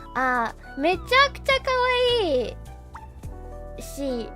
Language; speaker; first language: Japanese; non-native, learner; English